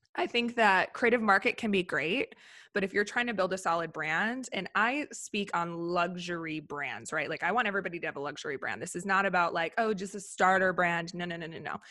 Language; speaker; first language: English; native; English